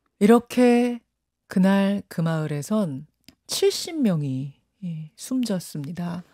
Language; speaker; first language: Korean; native; Korean